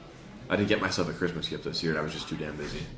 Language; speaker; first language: English; native; English